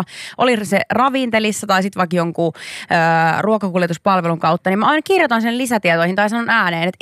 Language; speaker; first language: Finnish; native; Finnish